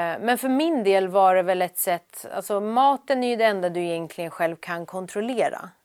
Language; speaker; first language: Swedish; early bilingual, other home language; Persian